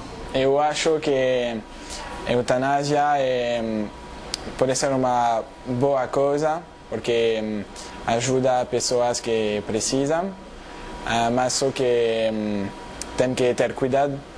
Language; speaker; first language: Portuguese; non-native, learner; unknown